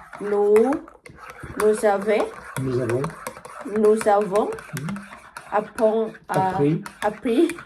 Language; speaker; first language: French; non-native, learner; Thai